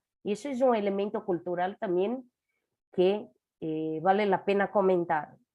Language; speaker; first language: Spanish; non-native, fluent; Portuguese